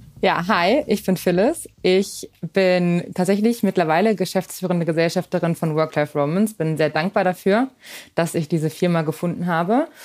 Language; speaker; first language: German; native; German